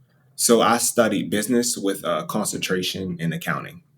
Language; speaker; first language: English; native; English